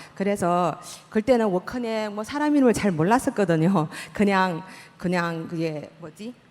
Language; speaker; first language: Korean; native; Korean